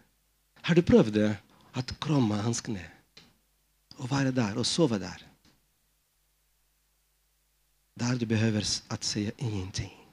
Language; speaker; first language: Swedish; non-native, fluent; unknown